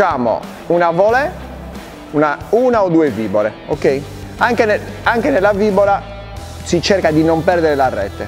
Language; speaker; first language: Italian; native; Italian